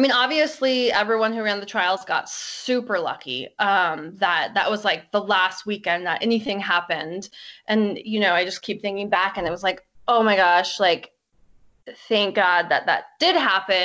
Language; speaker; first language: English; native; English